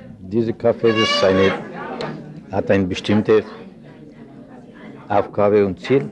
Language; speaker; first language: German; non-native, learner; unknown